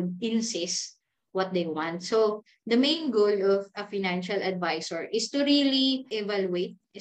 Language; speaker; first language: English; non-native, local second language; Cebuano